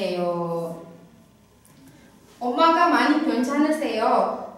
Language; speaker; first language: Korean; non-native, fluent; Indonesian